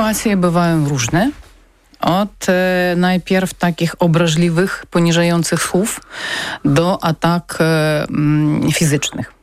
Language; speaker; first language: Polish; non-native, learner; Ukrainian